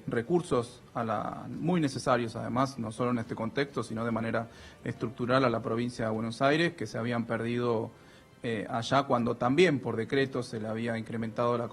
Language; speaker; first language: Spanish; native; Spanish